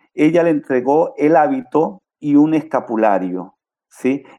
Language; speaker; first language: Spanish; native; Spanish